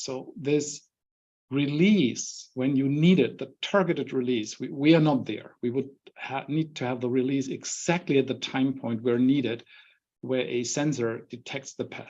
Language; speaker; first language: English; non-native, fluent; German